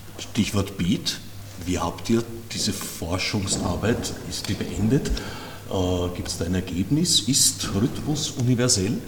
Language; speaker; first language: German; native; German